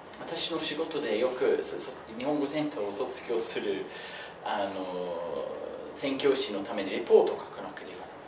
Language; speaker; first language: Japanese; non-native, fluent; English